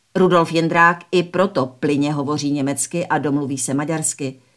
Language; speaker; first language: Czech; early bilingual, other home language; Slovak